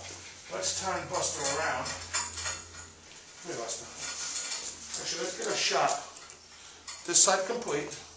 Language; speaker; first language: English; native; English